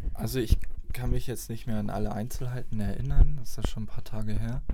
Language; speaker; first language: German; native; German